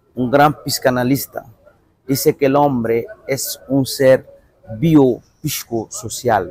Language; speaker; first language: Spanish; non-native, fluent; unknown